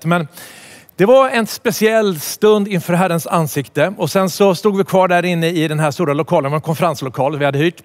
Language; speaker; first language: Swedish; native; Swedish